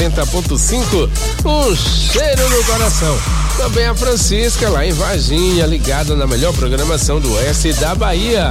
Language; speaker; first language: Portuguese; native; Portuguese